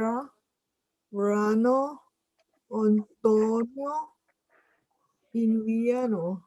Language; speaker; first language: Spanish; non-native, learner; English